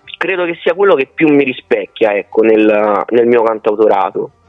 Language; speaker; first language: Italian; native; Italian